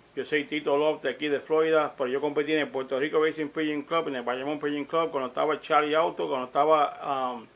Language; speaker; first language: Spanish; early bilingual, heritage; Spanish